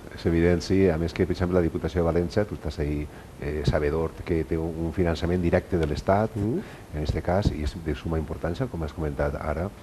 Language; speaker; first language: Catalan; native; Catalan